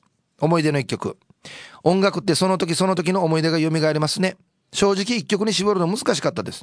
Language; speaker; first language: Japanese; native; Japanese